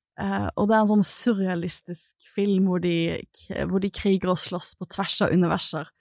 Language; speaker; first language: Norwegian; native; Norwegian